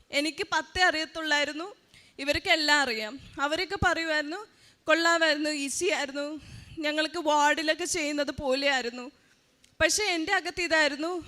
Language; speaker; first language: Malayalam; early bilingual, heritage; Malayalam